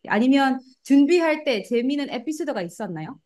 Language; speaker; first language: Korean; non-native, fluent; Indonesian